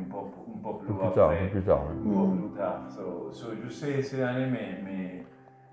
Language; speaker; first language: French; non-native, learner; Spanish